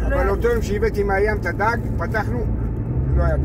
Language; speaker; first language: Hebrew; native; Hebrew